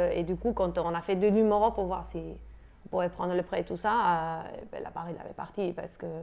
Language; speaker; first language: French; non-native, fluent; Spanish